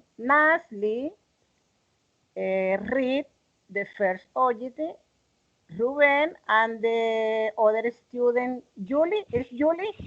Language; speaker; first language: English; non-native, learner; Spanish